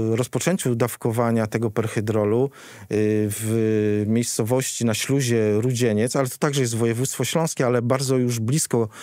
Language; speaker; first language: Polish; native; Polish